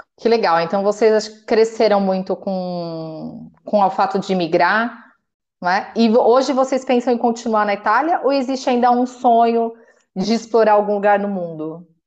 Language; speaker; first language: Portuguese; native; Portuguese